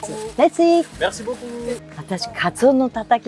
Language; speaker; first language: Japanese; native; Japanese